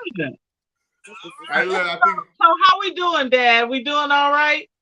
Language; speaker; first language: English; native; English